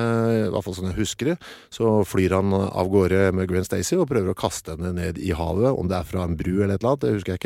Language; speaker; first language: Norwegian; native; Norwegian